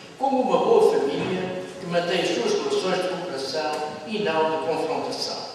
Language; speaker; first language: Portuguese; native; Portuguese